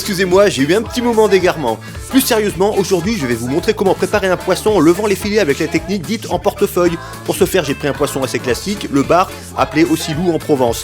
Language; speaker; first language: French; native; French